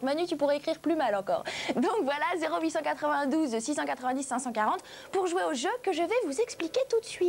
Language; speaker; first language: French; native; French